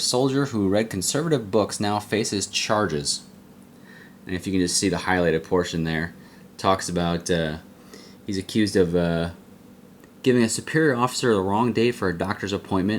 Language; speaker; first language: English; native; English